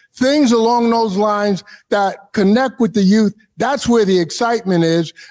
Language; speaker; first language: English; native; English